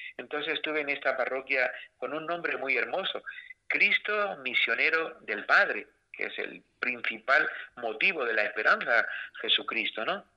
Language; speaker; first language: Spanish; native; Spanish